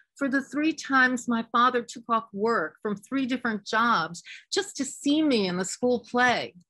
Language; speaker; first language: English; native; English